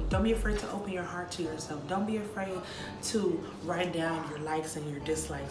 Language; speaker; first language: English; native; English